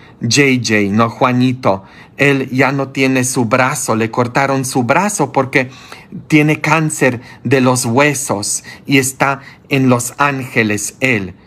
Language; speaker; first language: Spanish; non-native, fluent; Polish